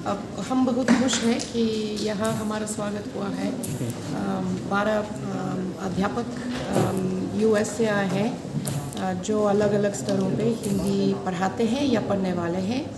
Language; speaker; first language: Hindi; non-native, fluent; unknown